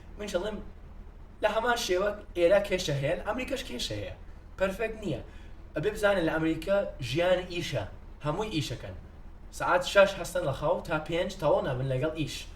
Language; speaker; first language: Central Kurdish; non-native, fluent; English